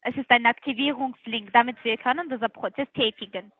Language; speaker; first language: German; non-native, learner; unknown